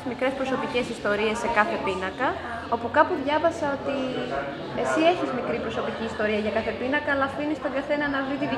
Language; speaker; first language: Greek; native; Greek